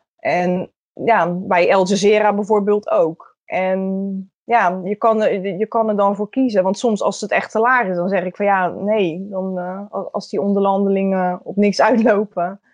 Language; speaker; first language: Dutch; native; Dutch